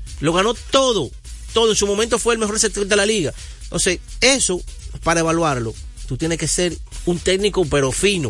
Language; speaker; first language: Spanish; native; Spanish